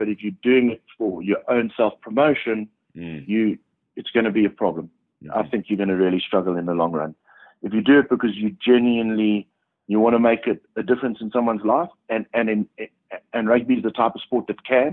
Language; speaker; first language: English; native; English